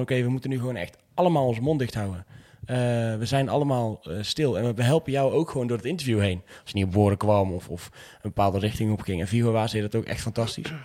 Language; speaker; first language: Dutch; native; Dutch